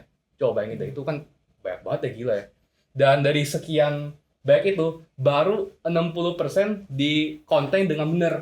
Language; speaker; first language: Indonesian; native; Indonesian